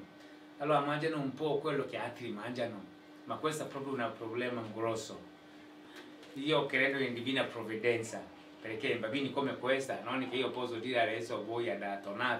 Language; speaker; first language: Italian; non-native, fluent; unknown